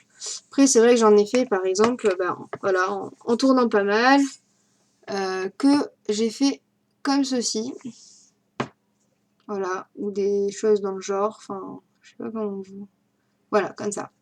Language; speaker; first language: French; native; French